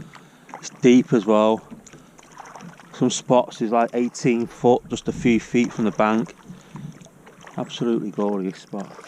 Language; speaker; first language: English; native; English